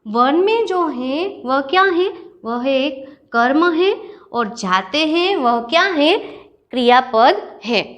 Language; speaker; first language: Hindi; non-native, local second language; Gujarati